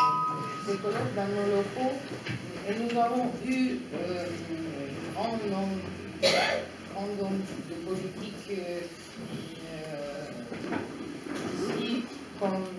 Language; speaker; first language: French; non-native, fluent; Russian